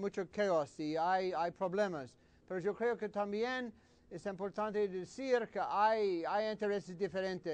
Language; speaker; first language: Spanish; non-native, fluent; English